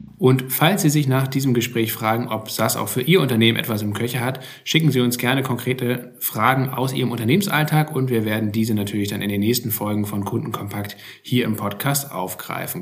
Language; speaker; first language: German; native; German